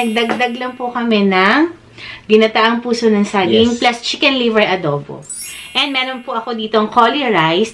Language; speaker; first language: Filipino; native; Filipino